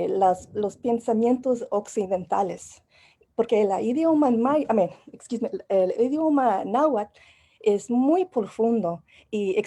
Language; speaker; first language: Spanish; non-native, learner; English